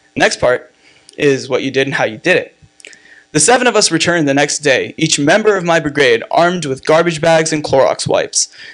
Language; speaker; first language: English; native; English